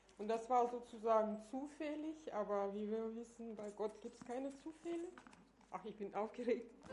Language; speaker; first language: German; non-native, fluent; Russian